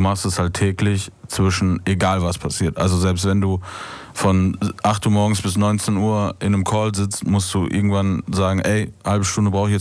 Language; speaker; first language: German; native; German